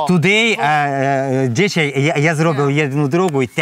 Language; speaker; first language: Polish; non-native, learner; Russian